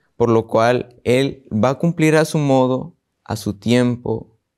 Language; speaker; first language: Spanish; native; Spanish